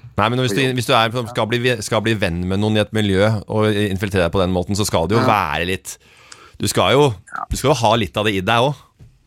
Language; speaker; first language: Norwegian; native; Norwegian